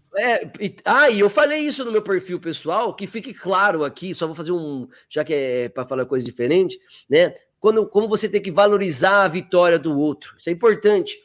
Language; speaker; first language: Portuguese; native; Portuguese